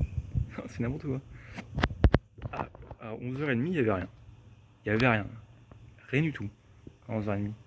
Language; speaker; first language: French; native; French